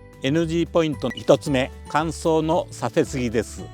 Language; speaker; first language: Japanese; native; Japanese